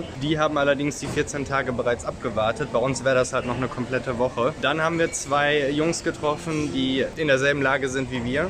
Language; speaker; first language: German; native; German